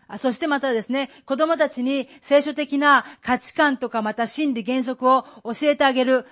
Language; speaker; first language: Japanese; native; Japanese